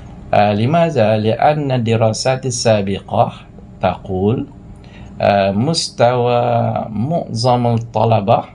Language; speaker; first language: Arabic; non-native, fluent; Malay